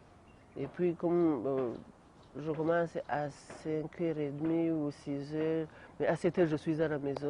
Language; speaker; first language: French; non-native, local second language; Kinyarwanda